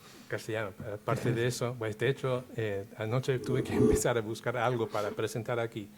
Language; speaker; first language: Spanish; non-native, fluent; English